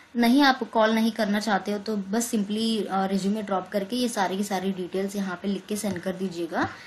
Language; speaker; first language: Hindi; native; Hindi